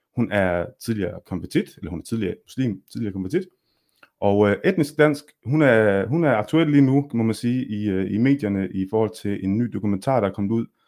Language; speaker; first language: Danish; early bilingual, other home language; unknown